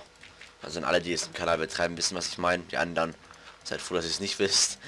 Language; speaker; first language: German; native; German